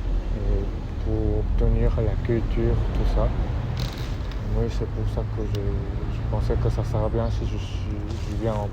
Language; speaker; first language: French; non-native, fluent; Korean